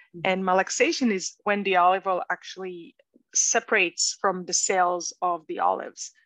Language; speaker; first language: English; non-native, fluent; Hebrew